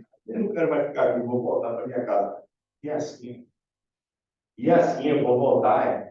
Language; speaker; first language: Portuguese; native; Portuguese